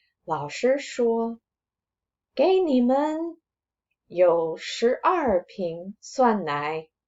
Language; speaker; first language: Chinese; non-native, fluent; English